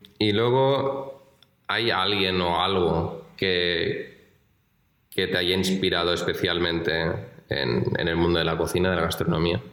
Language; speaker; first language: Spanish; native; Spanish